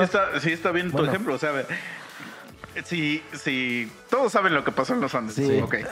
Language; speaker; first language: Spanish; native; Spanish